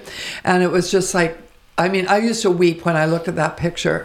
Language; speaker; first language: English; native; English